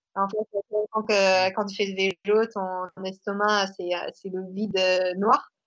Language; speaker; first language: French; non-native, fluent; English